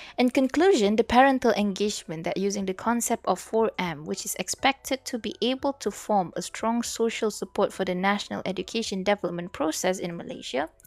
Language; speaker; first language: English; non-native, local second language; Malay